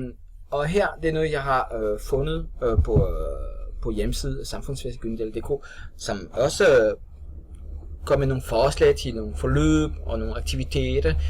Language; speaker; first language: Danish; non-native, fluent; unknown